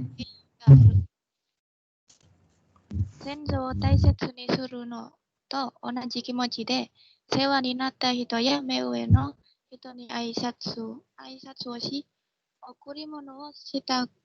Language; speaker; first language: Japanese; non-native, learner; Indonesian